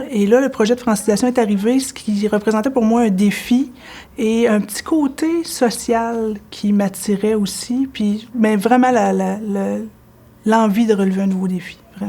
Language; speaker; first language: French; native; French